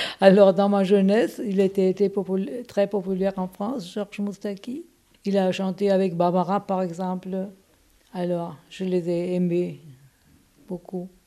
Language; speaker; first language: French; non-native, fluent; German